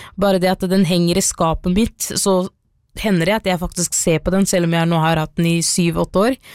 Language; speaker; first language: Norwegian; early bilingual, other home language; Somali